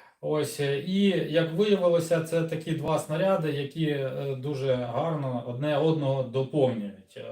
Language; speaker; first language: Ukrainian; non-native, local second language; Russian